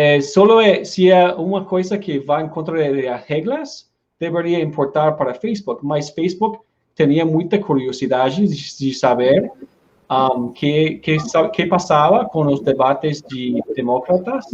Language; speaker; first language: Portuguese; non-native, learner; Spanish